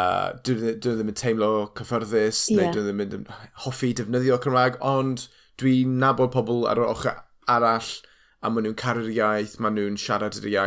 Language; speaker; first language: Welsh; non-native, local second language; English